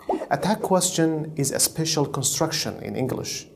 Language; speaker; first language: English; non-native, fluent; Central Kurdish